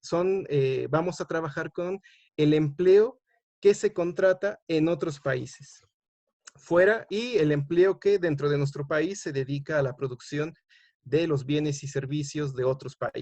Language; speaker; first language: Spanish; native; Spanish